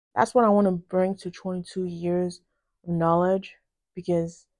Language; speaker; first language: English; non-native, local second language; Yoruba